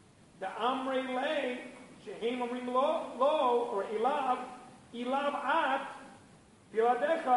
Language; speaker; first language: Hebrew; non-native, fluent; English